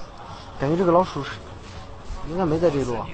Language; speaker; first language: Chinese; native; Chinese